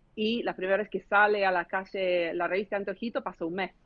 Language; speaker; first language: Spanish; non-native, fluent; English